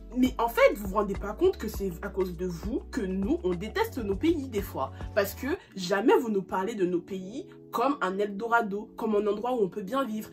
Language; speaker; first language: French; early bilingual, other home language; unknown